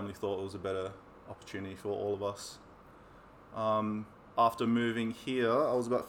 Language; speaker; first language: English; native; English